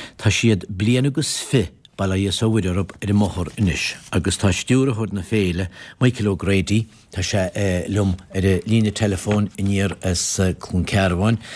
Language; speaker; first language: Irish; native; Irish